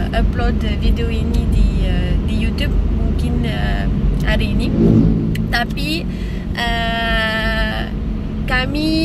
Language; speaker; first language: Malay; non-native, learner; French